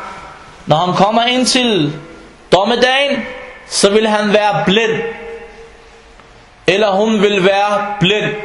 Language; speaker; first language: Danish; non-native, fluent; Arabic